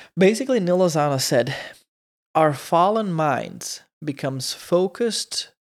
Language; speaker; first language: English; non-native, fluent; Croatian